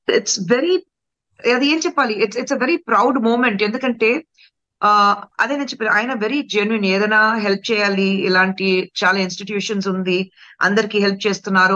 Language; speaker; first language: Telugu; non-native, fluent; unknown